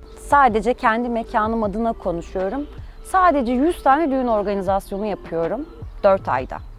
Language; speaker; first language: Turkish; early bilingual, heritage; Turkish